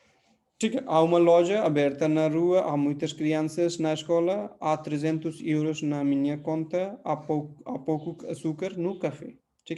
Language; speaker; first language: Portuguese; non-native, fluent; Hindi